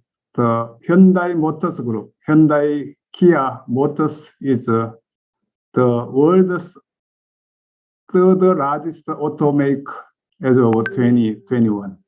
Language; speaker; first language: English; non-native, learner; Korean